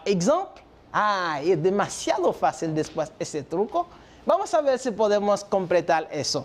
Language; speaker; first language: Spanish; non-native, fluent; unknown